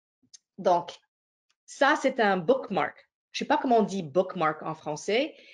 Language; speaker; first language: French; non-native, fluent; English